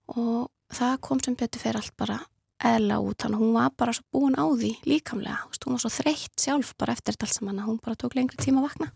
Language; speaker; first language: Icelandic; native; Icelandic